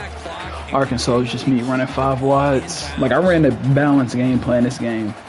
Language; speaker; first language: English; native; English